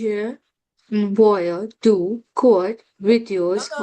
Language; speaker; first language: French; non-native, learner; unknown